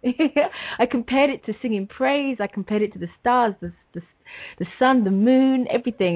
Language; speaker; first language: English; native; English